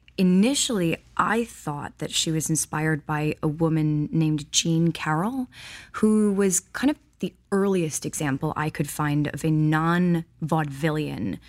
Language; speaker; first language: English; native; English